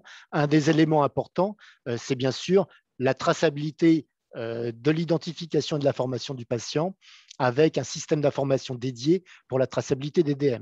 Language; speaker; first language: French; native; French